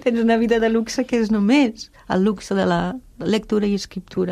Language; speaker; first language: Catalan; non-native, fluent; German